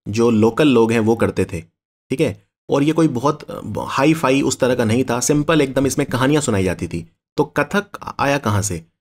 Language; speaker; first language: Hindi; native; Hindi